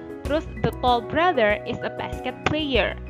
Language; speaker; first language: English; non-native, fluent; Indonesian